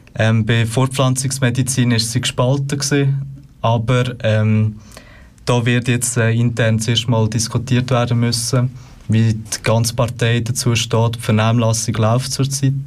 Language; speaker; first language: German; native; German